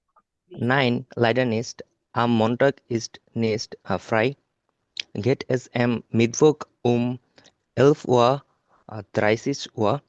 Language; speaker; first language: German; non-native, learner; Bangla